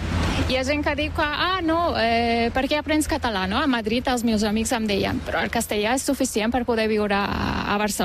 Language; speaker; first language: Catalan; non-native, fluent; Turkish